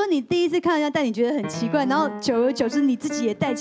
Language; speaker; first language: Chinese; native; Chinese